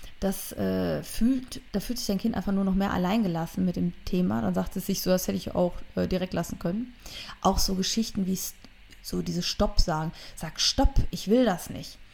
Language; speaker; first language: German; native; German